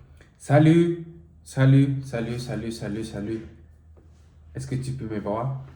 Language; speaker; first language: French; non-native, learner; Spanish